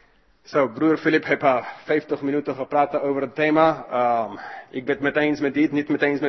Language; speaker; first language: Dutch; non-native, fluent; English